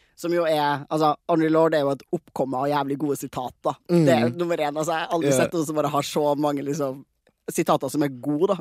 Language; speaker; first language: Norwegian; native; Norwegian